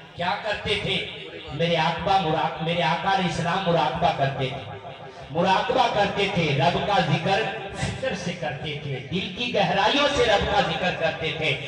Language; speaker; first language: Urdu; non-native, local second language; Punjabi